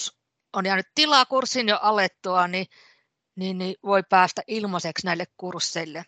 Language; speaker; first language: Finnish; native; Finnish